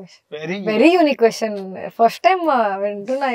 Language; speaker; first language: Telugu; non-native, local second language; Hindi